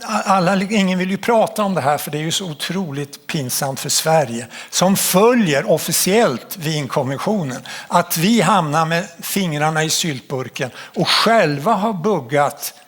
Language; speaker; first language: Swedish; native; Swedish